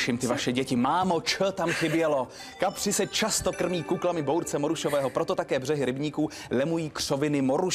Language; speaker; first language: Czech; native; Czech